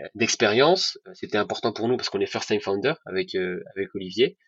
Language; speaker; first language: French; non-native, local second language; Arabic